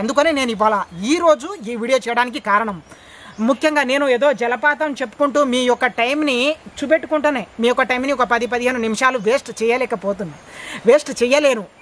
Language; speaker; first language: Telugu; non-native, local second language; Lambadi